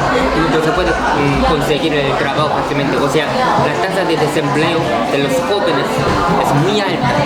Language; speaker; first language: Spanish; non-native, fluent; Korean